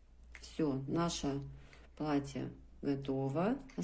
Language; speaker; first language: Russian; native; Russian